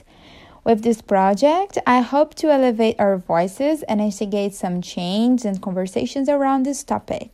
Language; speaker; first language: English; non-native, fluent; Portuguese